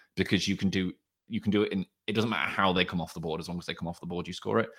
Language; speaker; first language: English; native; English